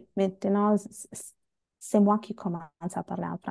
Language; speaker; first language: French; non-native, fluent; Bangla